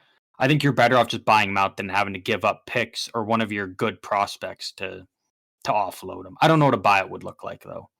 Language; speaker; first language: English; native; English